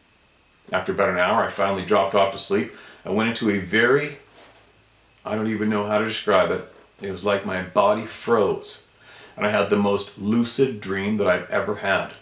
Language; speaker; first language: English; native; English